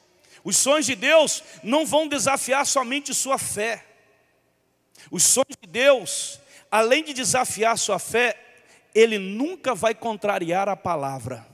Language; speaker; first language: Portuguese; native; Portuguese